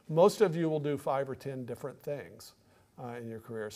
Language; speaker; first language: English; native; English